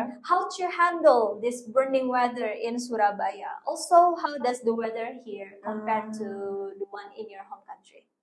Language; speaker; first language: English; non-native, fluent; Indonesian